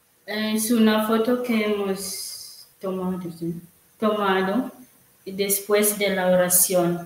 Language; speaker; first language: Spanish; non-native, learner; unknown